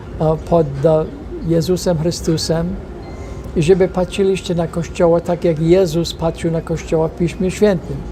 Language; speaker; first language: Polish; non-native, fluent; English